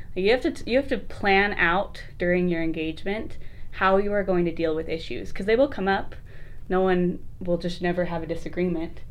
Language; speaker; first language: English; native; English